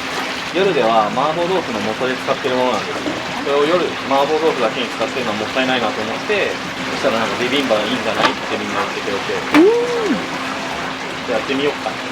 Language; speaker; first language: Japanese; native; Japanese